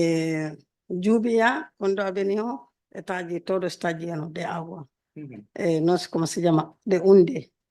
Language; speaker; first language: Spanish; non-native, learner; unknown